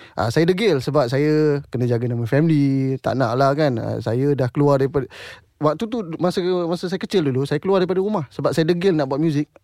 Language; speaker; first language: Malay; non-native, local second language; English